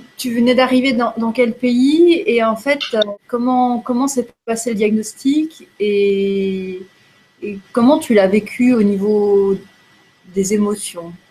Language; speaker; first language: French; native; French